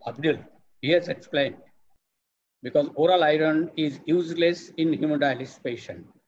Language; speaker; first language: English; non-native, local second language; Bangla